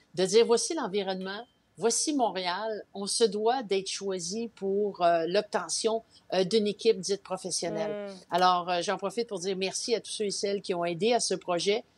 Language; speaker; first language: French; native; French